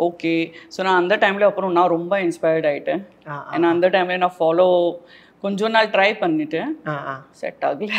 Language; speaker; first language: Tamil; non-native, learner; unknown